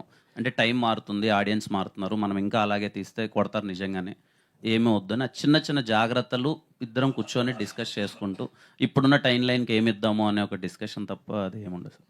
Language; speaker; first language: Telugu; native; Telugu